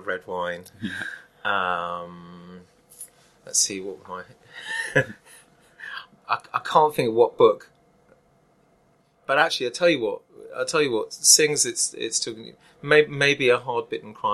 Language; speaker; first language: English; native; English